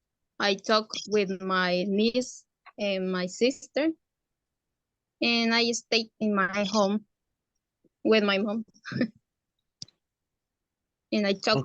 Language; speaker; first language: English; non-native, learner; Spanish